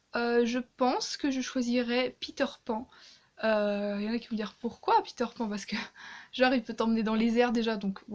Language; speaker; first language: French; native; French